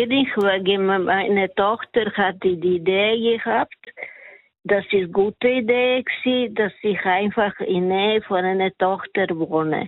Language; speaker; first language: German; non-native, learner; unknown